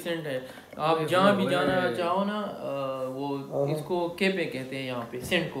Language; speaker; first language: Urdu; non-native, local second language; Pashto